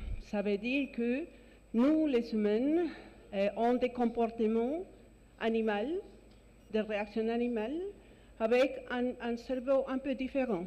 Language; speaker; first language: French; non-native, fluent; Spanish